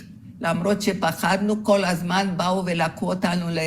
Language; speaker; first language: Hebrew; early bilingual, other home language; Hungarian